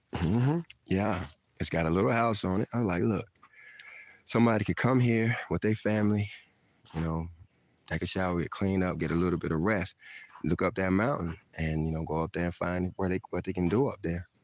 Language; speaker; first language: English; native; English